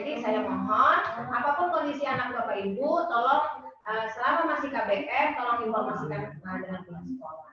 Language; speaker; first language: Indonesian; native; Indonesian